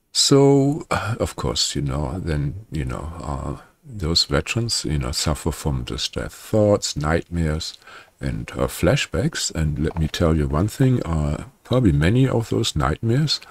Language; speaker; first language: English; non-native, fluent; German